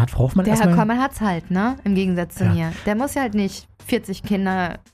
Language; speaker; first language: German; native; German